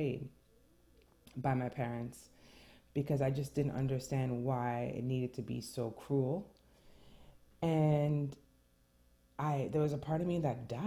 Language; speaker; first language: English; early bilingual, other home language; French